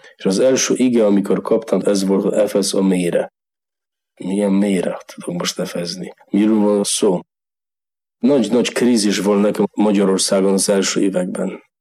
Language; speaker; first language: Hungarian; non-native, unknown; Polish